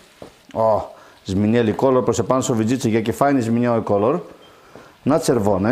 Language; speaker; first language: Polish; non-native, learner; Greek